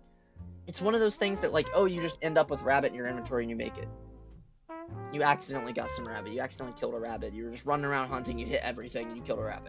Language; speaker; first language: English; native; English